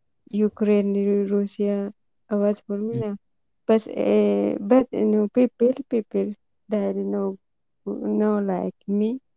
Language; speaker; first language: English; non-native, learner; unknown